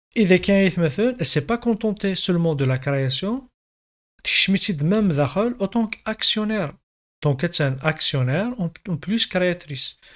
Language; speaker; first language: French; non-native, local second language; Kabyle